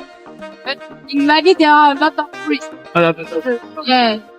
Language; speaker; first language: English; non-native, learner; French